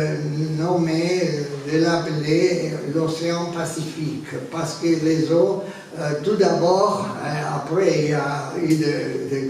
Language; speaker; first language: French; non-native, fluent; Spanish